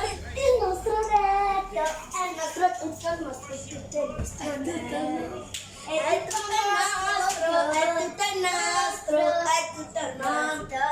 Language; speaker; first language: Italian; early bilingual, other home language; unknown